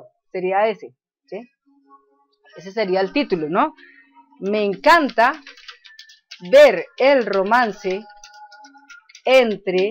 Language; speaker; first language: Spanish; native; Spanish